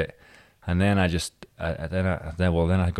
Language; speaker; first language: English; native; English